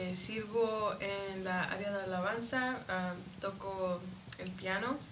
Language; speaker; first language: Spanish; early bilingual, heritage; Spanish